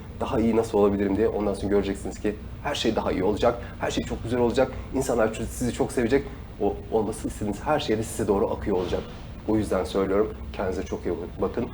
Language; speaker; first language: Turkish; native; Turkish